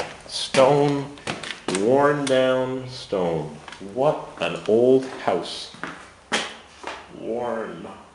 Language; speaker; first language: English; native; English